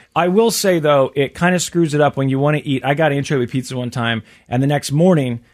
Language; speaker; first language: English; native; English